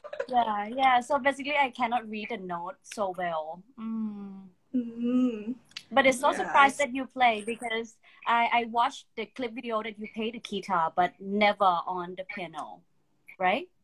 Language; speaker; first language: English; non-native, fluent; Thai